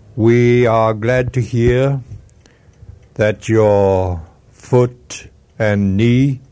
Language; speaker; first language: English; non-native, fluent; Swedish